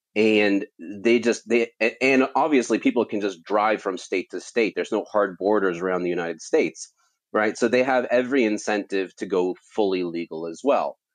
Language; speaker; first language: English; native; English